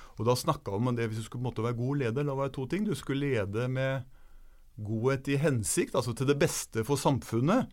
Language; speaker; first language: Norwegian; native; Norwegian